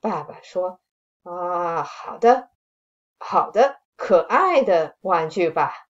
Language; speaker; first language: Chinese; non-native, fluent; English